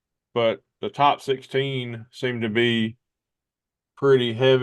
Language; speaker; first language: English; native; English